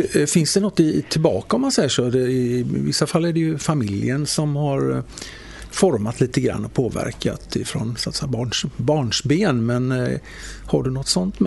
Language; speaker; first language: Swedish; native; Swedish